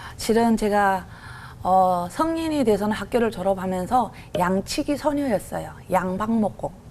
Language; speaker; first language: Korean; native; Korean